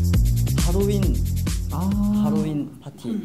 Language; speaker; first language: Japanese; non-native, learner; Korean